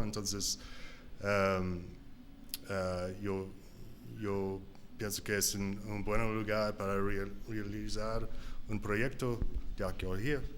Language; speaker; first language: Spanish; non-native, learner; English